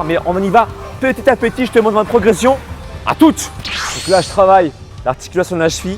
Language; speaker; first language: French; native; French